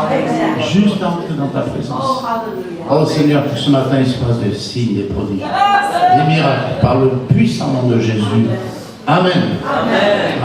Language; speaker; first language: French; native; French